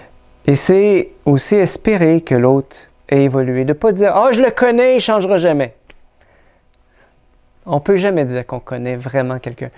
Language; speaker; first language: French; native; French